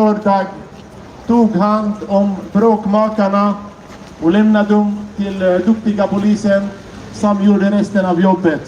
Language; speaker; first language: Swedish; non-native, fluent; Arabic